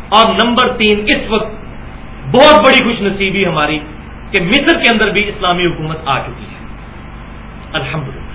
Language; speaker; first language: Urdu; non-native, local second language; Punjabi